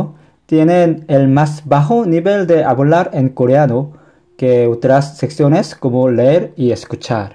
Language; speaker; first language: Spanish; non-native, fluent; Korean